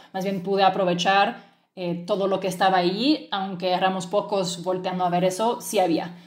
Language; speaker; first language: Spanish; early bilingual, other home language; French